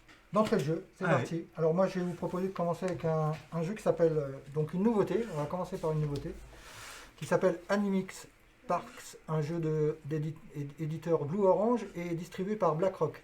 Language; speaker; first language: French; native; French